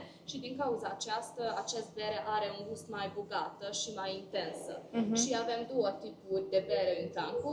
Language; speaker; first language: Romanian; non-native, local second language; Hungarian